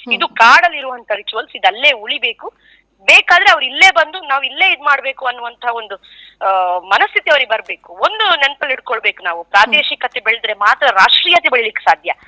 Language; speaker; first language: Kannada; non-native, local second language; Tulu